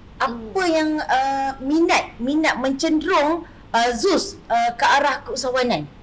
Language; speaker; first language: Malay; native; Malay